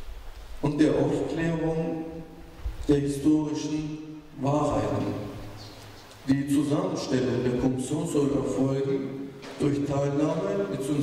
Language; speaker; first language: German; non-native, fluent; Turkish